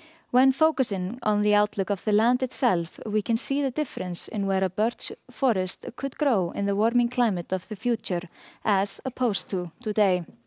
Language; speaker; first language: English; non-native, fluent; Icelandic